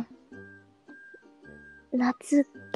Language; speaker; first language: Japanese; non-native, learner; Filipino